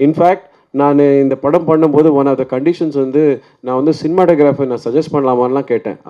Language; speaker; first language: Tamil; native; Tamil